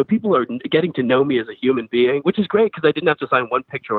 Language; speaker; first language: English; native; English